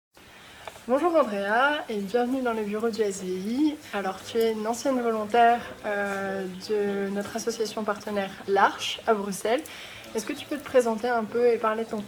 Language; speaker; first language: French; native; French